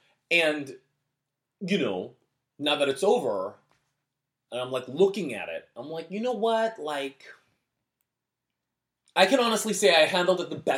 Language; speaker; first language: English; early bilingual, other home language; Korean